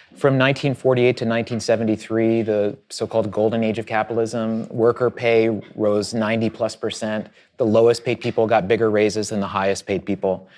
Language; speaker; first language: English; native; English